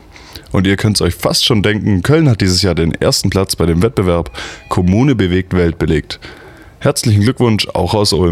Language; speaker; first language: German; native; German